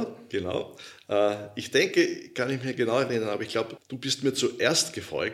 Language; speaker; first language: German; native; German